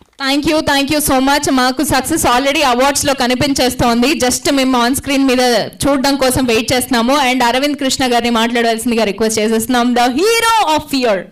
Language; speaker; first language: Telugu; native; Telugu